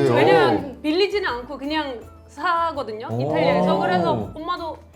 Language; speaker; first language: Korean; non-native, fluent; Italian